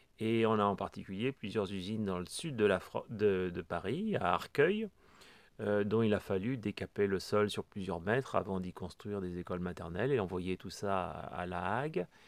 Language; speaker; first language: French; native; French